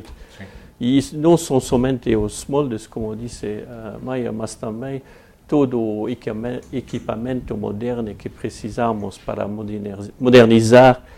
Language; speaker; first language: Portuguese; non-native, fluent; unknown